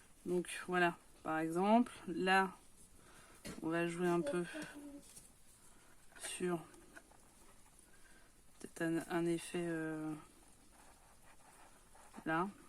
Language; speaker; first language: French; native; French